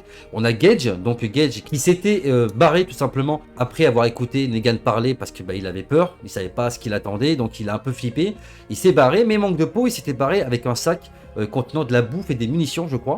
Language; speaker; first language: French; native; French